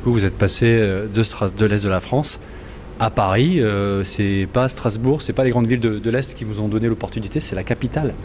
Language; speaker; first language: French; native; French